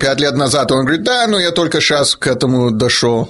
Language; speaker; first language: Russian; early bilingual, heritage; Russian